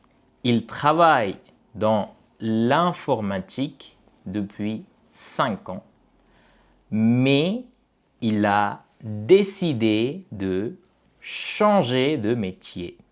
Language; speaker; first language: French; non-native, fluent; Tamil